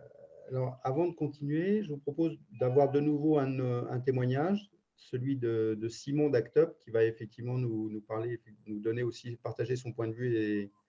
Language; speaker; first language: French; native; French